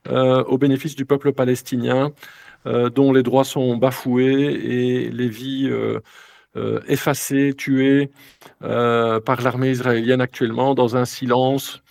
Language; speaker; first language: French; native; French